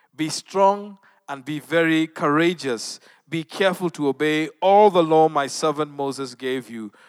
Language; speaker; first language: English; non-native, local second language; Luo (Kenya and Tanzania)